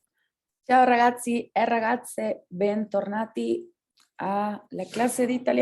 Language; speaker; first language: Italian; non-native, fluent; Spanish